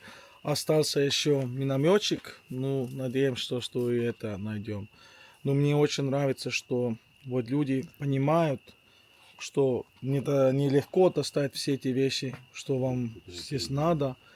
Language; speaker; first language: Russian; non-native, fluent; Estonian